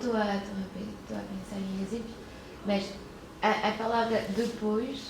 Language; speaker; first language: Portuguese; early bilingual, heritage; Portuguese